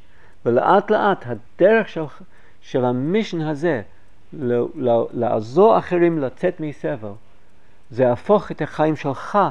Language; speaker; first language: Hebrew; non-native, fluent; English